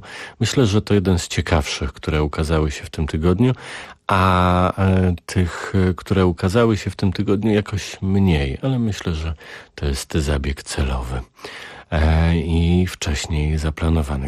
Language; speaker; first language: Polish; native; Polish